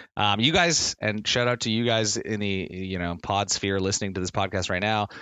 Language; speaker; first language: English; native; English